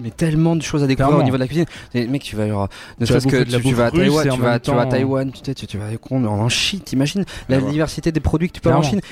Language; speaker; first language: French; native; French